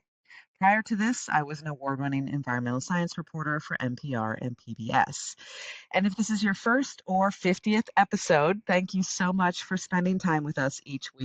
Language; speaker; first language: English; native; English